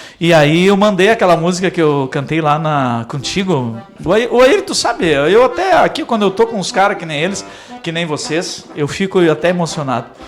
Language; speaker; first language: Portuguese; native; Portuguese